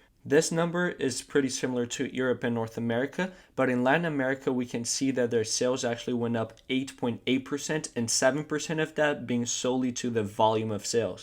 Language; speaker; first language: English; non-native, fluent; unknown